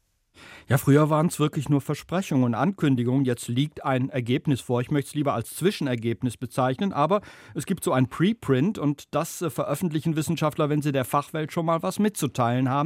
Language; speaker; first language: German; native; German